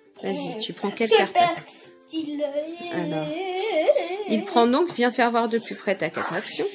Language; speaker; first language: French; native; French